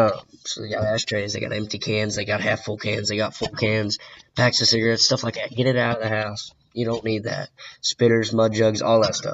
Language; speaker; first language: English; native; English